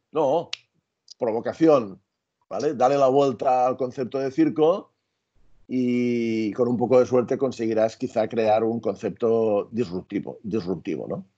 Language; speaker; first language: Spanish; native; Spanish